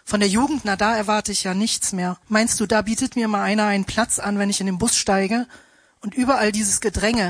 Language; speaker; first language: German; native; German